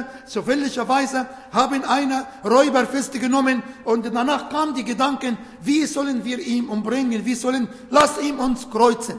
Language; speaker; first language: German; non-native, fluent; Arabic